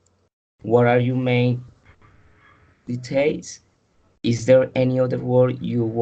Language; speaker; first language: English; non-native, learner; Spanish